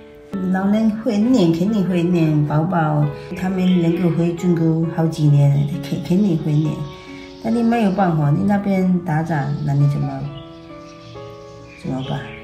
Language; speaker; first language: Chinese; native; Chinese